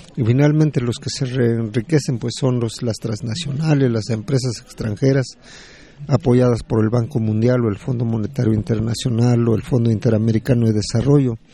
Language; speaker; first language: Spanish; native; Spanish